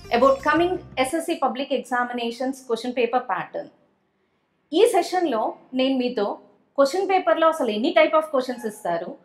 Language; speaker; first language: Telugu; native; Telugu